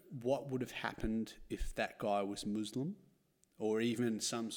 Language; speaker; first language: English; native; English